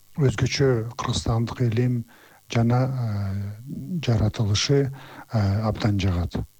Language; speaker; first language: Kyrgyz; non-native, local second language; Azerbaijani